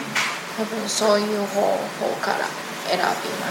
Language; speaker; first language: Japanese; non-native, learner; Chinese